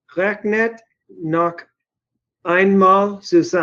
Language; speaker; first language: German; non-native, learner; English